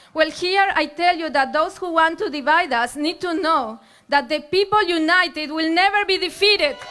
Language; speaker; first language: English; non-native, fluent; Spanish